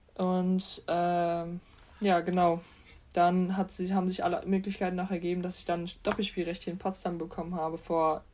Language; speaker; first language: German; native; German